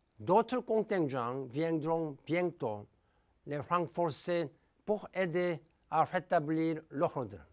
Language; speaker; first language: French; non-native, fluent; Korean